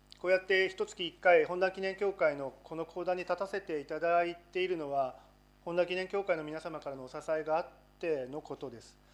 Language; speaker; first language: Japanese; native; Japanese